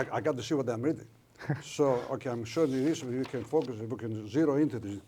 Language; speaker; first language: English; non-native, fluent; Greek